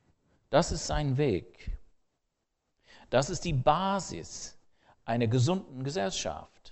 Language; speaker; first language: German; non-native, fluent; English